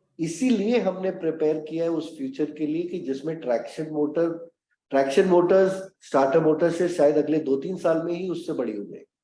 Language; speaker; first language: Hindi; native; Hindi